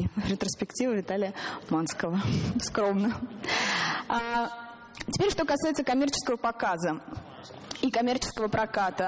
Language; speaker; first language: Russian; native; Russian